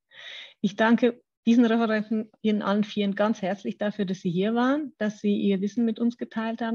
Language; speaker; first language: German; native; German